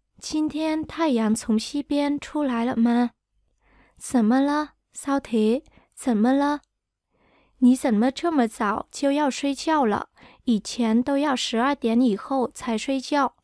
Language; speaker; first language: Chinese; non-native, fluent; Vietnamese